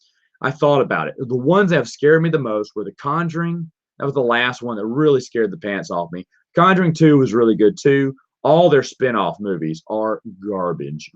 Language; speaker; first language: English; native; English